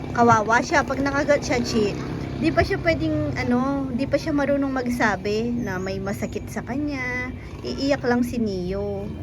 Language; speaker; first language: Filipino; native; Filipino